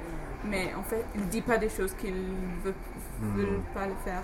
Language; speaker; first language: French; non-native, fluent; English